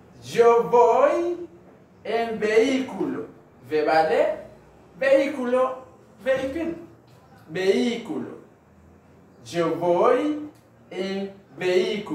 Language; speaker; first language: Spanish; non-native, fluent; Haitian Creole